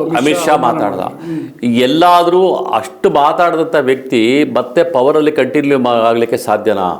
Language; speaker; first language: Kannada; native; Kannada